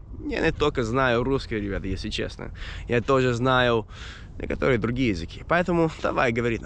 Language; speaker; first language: Russian; non-native, fluent; English